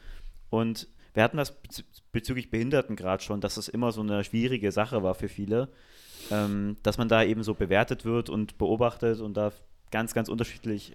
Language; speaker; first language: German; native; German